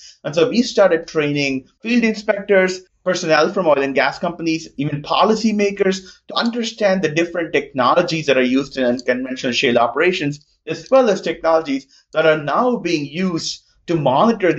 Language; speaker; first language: English; non-native, local second language; Tamil